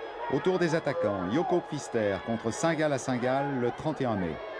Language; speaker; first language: French; native; French